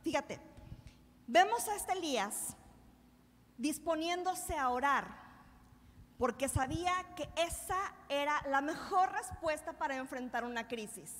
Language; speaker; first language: Spanish; native; Spanish